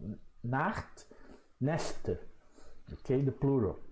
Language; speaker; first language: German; non-native, fluent; Portuguese